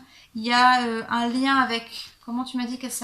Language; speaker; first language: French; native; French